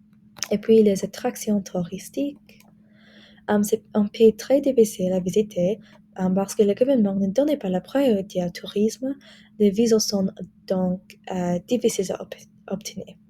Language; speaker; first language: French; non-native, learner; English